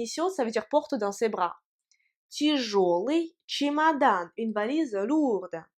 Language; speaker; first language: French; non-native, fluent; Russian